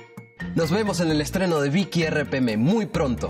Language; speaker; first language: Spanish; native; Spanish